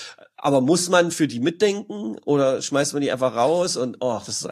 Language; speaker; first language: German; native; German